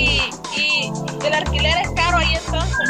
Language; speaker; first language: Spanish; native; Spanish